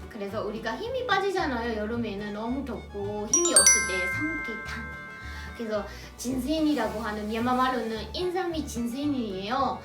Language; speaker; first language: Korean; non-native, fluent; Burmese